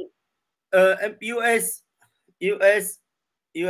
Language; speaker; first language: English; non-native, learner; Chinese